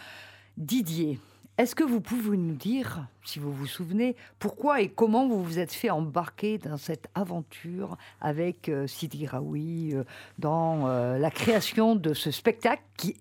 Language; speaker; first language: French; native; French